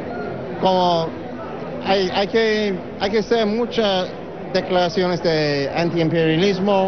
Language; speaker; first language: Spanish; non-native, fluent; English